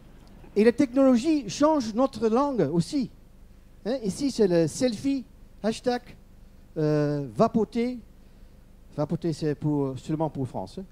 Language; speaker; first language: French; non-native, learner; Dutch